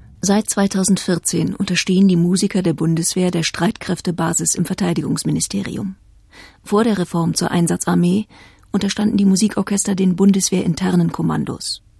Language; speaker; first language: German; native; German